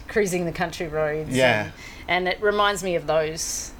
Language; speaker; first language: English; native; English